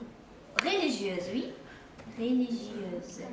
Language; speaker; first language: French; non-native, fluent; Uzbek